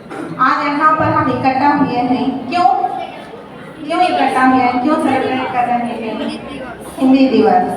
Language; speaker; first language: Hindi; non-native, local second language; Telugu